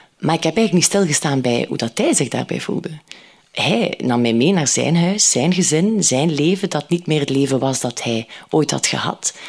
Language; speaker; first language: Dutch; native; Dutch